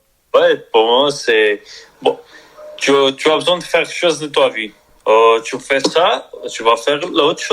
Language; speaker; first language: French; non-native, learner; Spanish